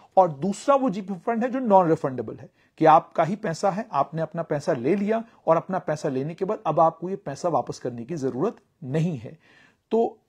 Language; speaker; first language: Hindi; non-native, local second language; Kashmiri